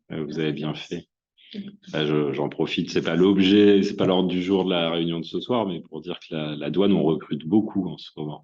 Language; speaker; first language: French; native; French